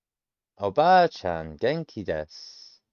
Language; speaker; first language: Japanese; non-native, learner; English